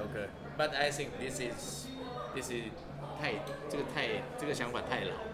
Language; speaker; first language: English; non-native, learner; Japanese